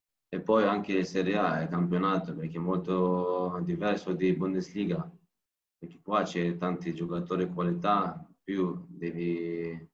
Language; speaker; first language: Italian; non-native, learner; Turkish